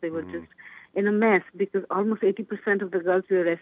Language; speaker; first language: English; non-native, local second language; Bangla